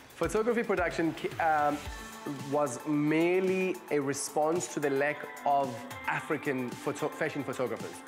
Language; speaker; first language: English; non-native, local second language; Zulu